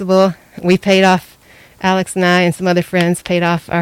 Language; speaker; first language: English; native; English